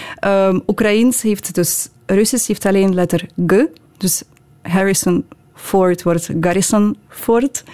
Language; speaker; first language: Dutch; non-native, fluent; Ukrainian